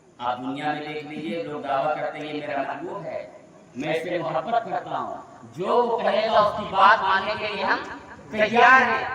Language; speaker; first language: Urdu; native; Urdu